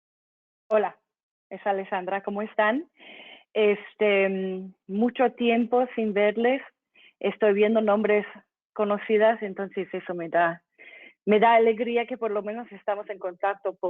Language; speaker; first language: Spanish; non-native, fluent; English